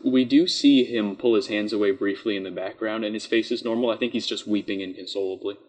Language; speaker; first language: English; native; English